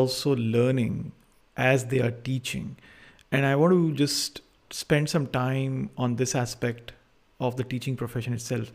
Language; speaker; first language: English; non-native, local second language; Hindi